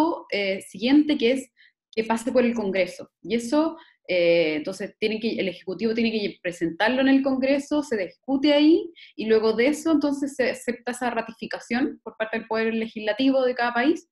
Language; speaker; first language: Spanish; native; Spanish